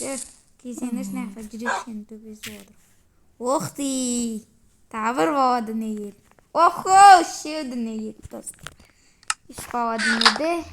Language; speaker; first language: Kazakh; native; Kazakh